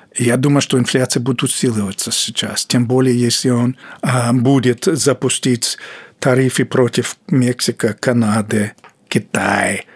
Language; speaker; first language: Russian; non-native, fluent; English